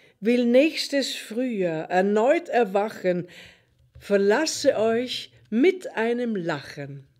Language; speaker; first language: German; native; German